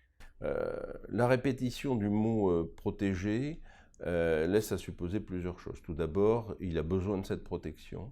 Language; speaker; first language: French; native; French